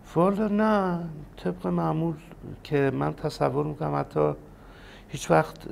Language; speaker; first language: Persian; non-native, local second language; Azerbaijani